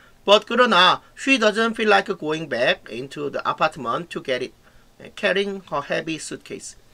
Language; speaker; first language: English; non-native, fluent; Korean